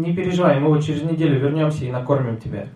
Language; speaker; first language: Russian; native; Russian